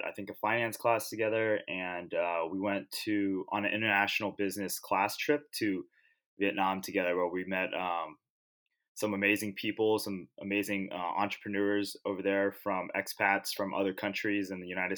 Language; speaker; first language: English; native; English